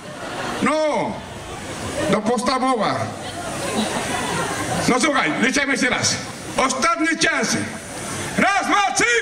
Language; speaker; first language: Polish; non-native, learner; Spanish